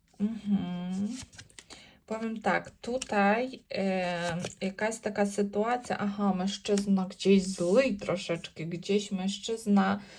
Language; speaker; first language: Polish; non-native, learner; Ukrainian